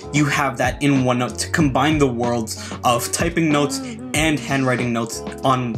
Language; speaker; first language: English; native; English